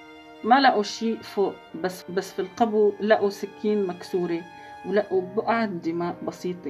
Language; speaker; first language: Arabic; native; Arabic